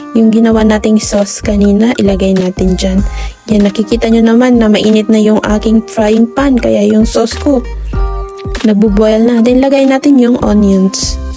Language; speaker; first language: Filipino; native; Filipino